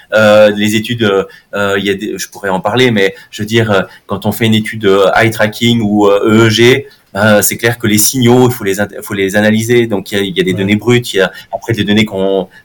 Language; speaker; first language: French; native; French